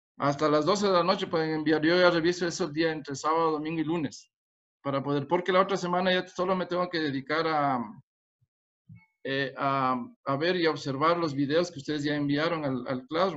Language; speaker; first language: Spanish; native; Spanish